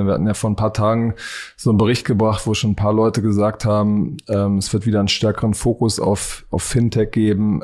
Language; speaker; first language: German; native; German